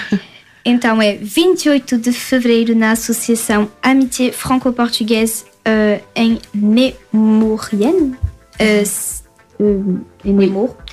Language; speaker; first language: Portuguese; early bilingual, heritage; French